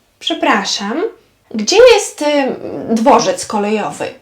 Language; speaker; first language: Polish; non-native, fluent; Ukrainian